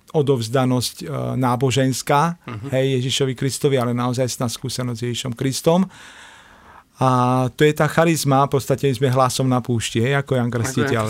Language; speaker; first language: Slovak; native; Slovak